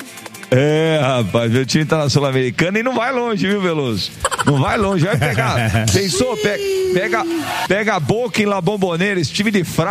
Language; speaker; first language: Portuguese; native; Portuguese